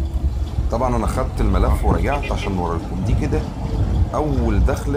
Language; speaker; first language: Arabic; native; Arabic